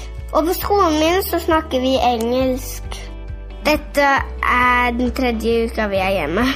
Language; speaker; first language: Norwegian; early bilingual, heritage; Norwegian